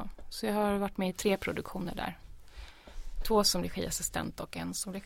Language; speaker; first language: Swedish; native; Swedish